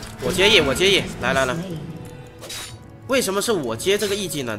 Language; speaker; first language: Chinese; native; Chinese